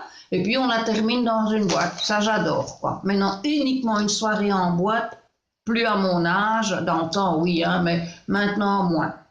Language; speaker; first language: French; native; French